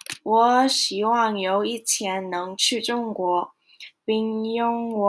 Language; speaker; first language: Chinese; non-native, learner; Korean